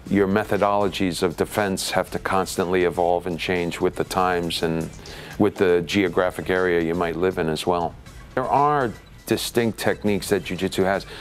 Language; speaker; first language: English; native; English